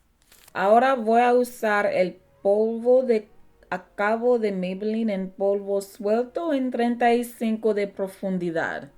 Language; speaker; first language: Spanish; non-native, learner; English